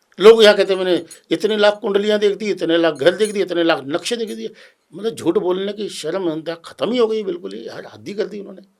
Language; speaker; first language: Hindi; native; Hindi